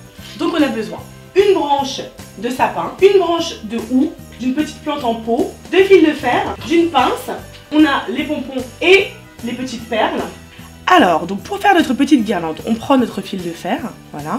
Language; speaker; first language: French; native; French